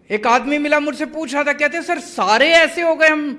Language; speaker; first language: Hindi; native; Hindi